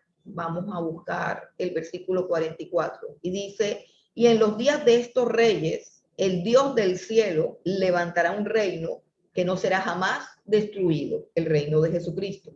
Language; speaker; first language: Spanish; native; Spanish